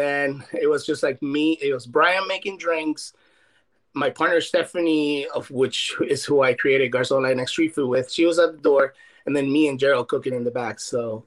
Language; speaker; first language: English; non-native, fluent; Spanish